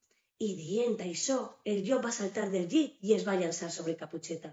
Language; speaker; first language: Catalan; native; Catalan